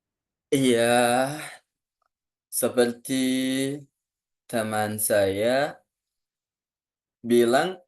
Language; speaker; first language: Indonesian; non-native, learner; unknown